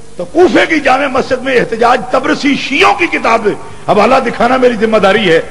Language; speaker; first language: Urdu; non-native, local second language; Punjabi